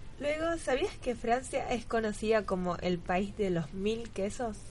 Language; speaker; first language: Spanish; native; Spanish